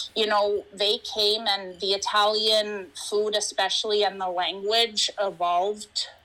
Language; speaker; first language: English; early bilingual, other home language; Italian